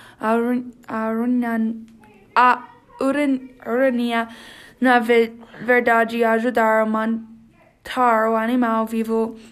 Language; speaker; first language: Portuguese; non-native, learner; English